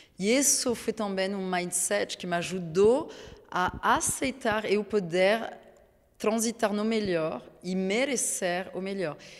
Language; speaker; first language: Portuguese; non-native, fluent; French